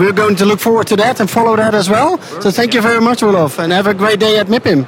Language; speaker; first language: English; non-native, fluent; Dutch